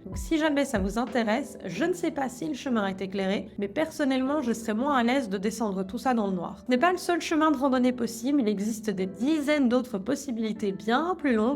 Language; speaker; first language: French; native; French